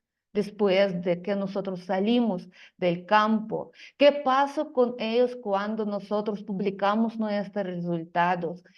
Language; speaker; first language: Spanish; non-native, fluent; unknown